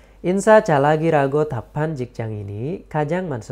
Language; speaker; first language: Korean; non-native, learner; Indonesian